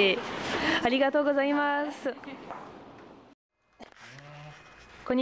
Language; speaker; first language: Japanese; non-native, learner; French